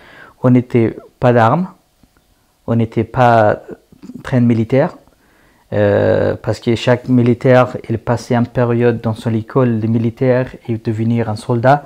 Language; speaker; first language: French; non-native, learner; Persian